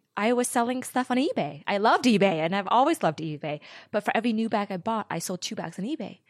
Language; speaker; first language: English; early bilingual, other home language; Vietnamese